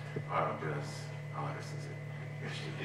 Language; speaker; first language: Turkish; non-native, learner; English